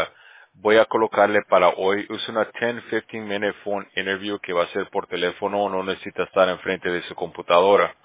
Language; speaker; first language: Spanish; native; Spanish